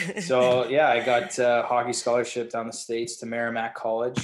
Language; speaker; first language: English; native; English